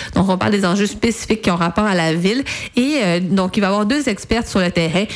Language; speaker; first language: French; native; French